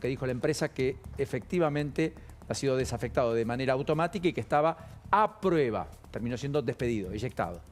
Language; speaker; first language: Spanish; native; Spanish